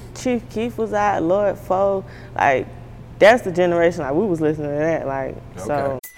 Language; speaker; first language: English; native; English